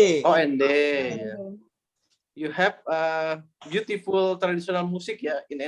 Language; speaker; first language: English; non-native, learner; Indonesian